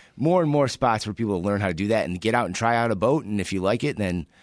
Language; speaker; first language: English; native; English